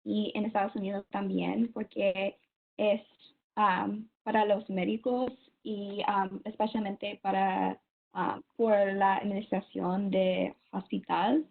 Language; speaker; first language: Spanish; non-native, learner; English